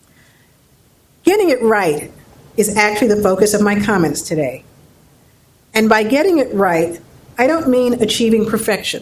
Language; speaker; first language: English; native; English